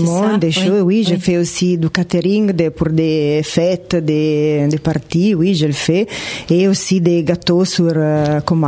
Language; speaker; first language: French; non-native, fluent; Italian